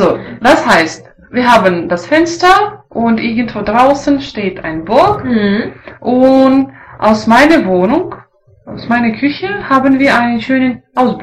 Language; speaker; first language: German; non-native, learner; Russian